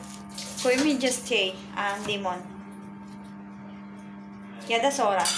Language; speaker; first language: Turkish; non-native, learner; Filipino